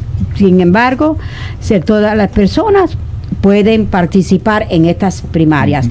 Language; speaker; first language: Spanish; native; Spanish